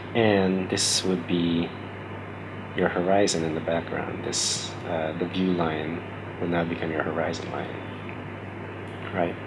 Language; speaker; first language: English; native; English